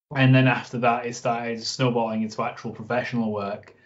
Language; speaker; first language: English; native; English